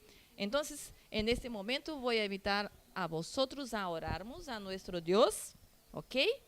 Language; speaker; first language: Portuguese; non-native, learner; Spanish